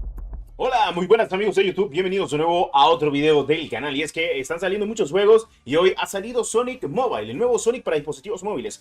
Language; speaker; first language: Spanish; native; Spanish